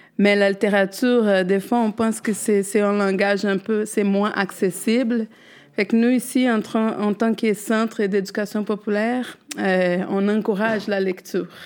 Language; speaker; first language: French; non-native, fluent; Portuguese